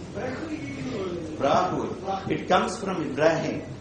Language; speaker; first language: English; non-native, local second language; Tamil